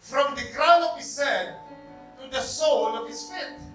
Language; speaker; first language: English; non-native, local second language; Filipino